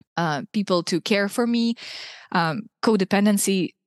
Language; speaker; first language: English; non-native, fluent; Russian